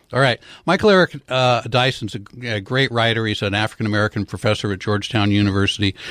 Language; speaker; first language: English; native; English